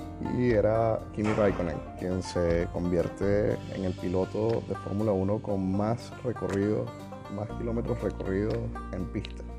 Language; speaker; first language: Spanish; native; Spanish